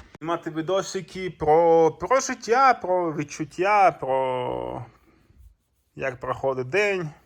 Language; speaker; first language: Ukrainian; non-native, local second language; Russian